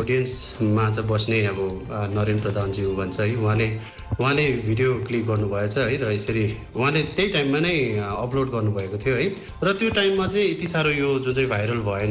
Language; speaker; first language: Nepali; native; Nepali